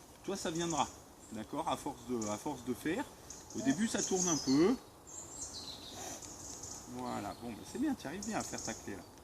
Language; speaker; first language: French; native; French